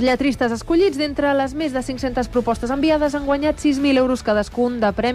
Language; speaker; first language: Catalan; native; Catalan